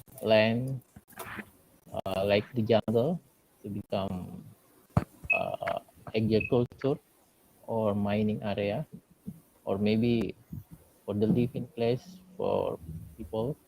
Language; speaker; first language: English; non-native, learner; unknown